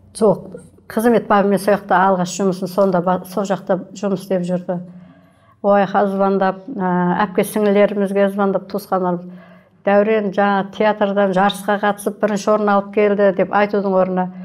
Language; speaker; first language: Kazakh; native; Kazakh